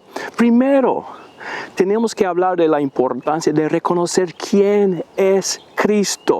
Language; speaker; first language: Spanish; non-native, fluent; English